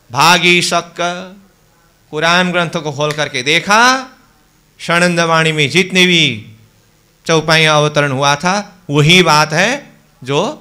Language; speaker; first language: Hindi; native; Hindi